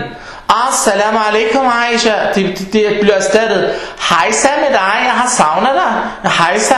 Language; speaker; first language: Danish; early bilingual, other home language; Arabic